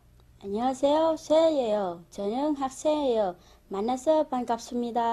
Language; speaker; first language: Korean; non-native, learner; Vietnamese